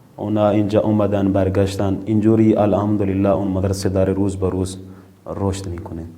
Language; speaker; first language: Persian; non-native, fluent; Urdu